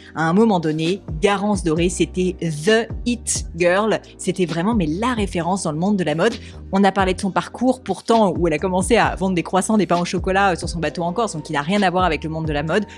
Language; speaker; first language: French; native; French